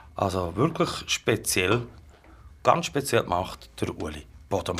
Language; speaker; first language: German; native; German